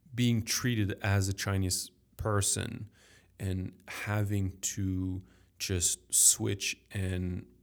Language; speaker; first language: English; non-native, fluent; French